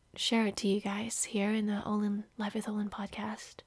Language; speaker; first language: English; non-native, fluent; Indonesian